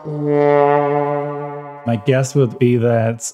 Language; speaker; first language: English; native; English